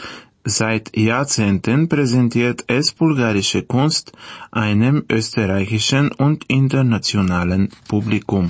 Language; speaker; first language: German; non-native, fluent; Bulgarian